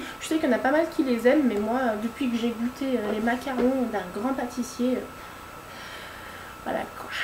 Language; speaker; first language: French; native; French